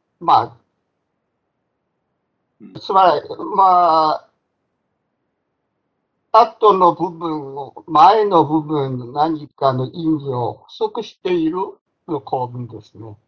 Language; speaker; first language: Japanese; non-native, fluent; Chinese